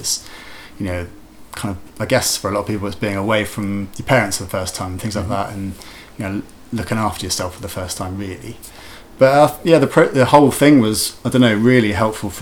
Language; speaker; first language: English; native; English